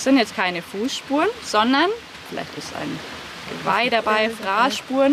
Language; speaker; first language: German; native; German